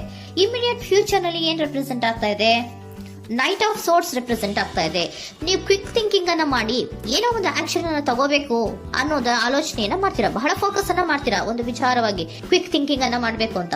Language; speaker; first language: Kannada; native; Kannada